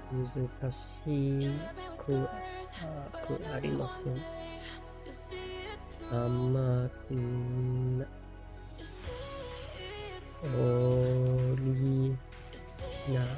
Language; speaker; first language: Japanese; non-native, learner; English